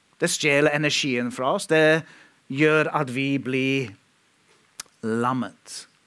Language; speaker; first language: Norwegian; non-native, fluent; English